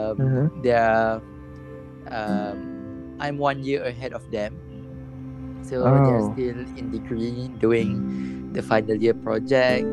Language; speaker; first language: English; non-native, local second language; Malay